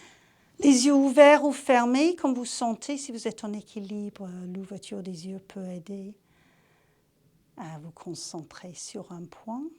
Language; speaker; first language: French; native; French